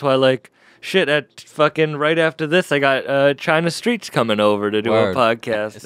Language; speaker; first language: English; native; English